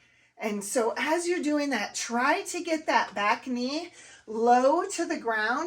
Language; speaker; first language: English; native; English